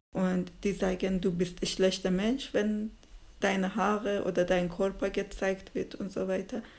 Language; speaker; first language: German; non-native, learner; Persian